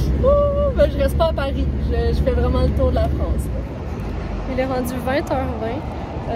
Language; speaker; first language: French; native; French